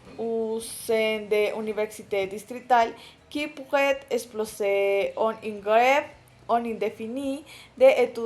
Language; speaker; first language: French; non-native, learner; Spanish